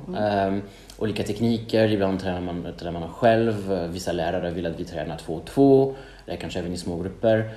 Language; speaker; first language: Swedish; non-native, fluent; French